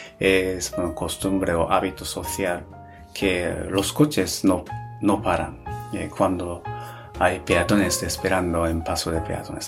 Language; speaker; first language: Spanish; non-native, fluent; Japanese